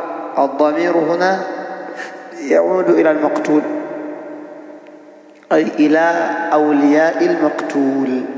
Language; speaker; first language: Arabic; non-native, fluent; Swahili